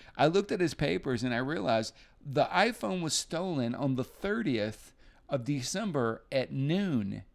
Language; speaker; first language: English; native; English